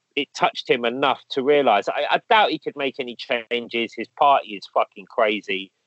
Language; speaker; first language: English; native; English